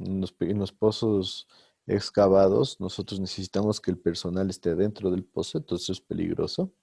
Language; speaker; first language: Spanish; native; Spanish